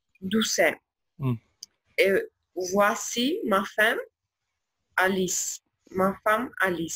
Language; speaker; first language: French; non-native, learner; Albanian